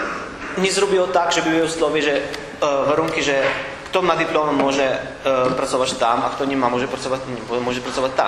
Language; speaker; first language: Polish; non-native, learner; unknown